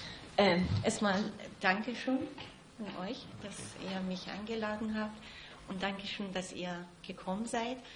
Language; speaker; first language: German; non-native, fluent; Persian